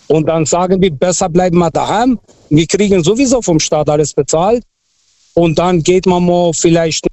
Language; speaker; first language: German; non-native, fluent; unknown